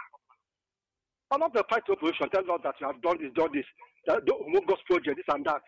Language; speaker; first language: English; non-native, local second language; Igbo